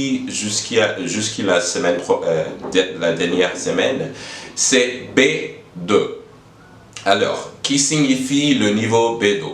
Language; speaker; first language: French; non-native, learner; English